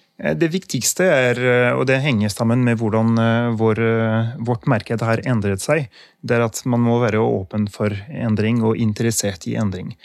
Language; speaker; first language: Norwegian; non-native, fluent; French